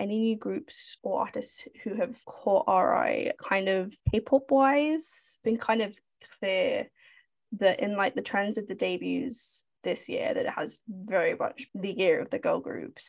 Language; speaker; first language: English; native; English